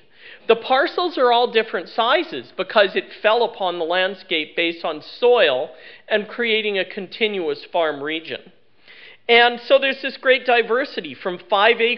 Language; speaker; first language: English; native; English